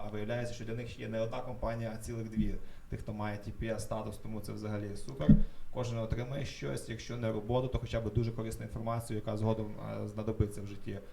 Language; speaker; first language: Ukrainian; native; Ukrainian